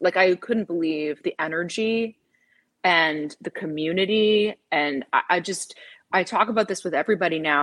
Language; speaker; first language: English; native; English